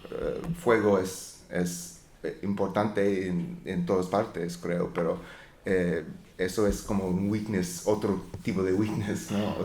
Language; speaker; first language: Spanish; non-native, learner; English